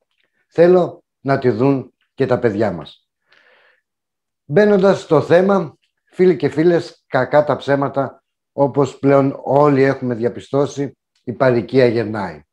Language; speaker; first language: Greek; native; Greek